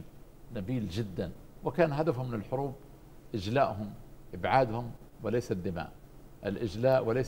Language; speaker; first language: Arabic; native; Arabic